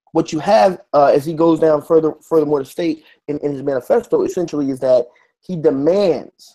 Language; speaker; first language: English; native; English